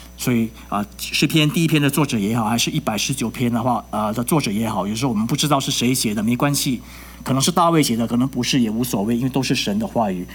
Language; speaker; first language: Chinese; non-native, local second language; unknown